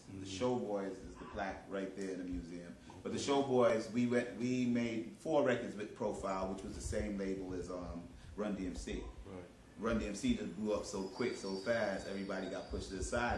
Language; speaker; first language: English; native; English